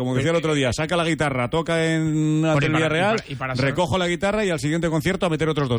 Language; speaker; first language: Spanish; native; Spanish